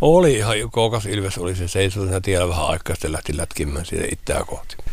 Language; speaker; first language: Finnish; native; Finnish